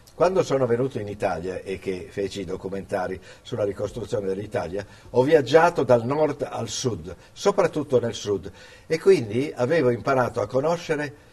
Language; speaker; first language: Italian; early bilingual, other home language; English